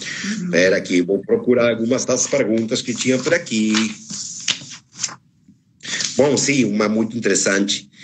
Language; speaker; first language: Portuguese; non-native, fluent; Spanish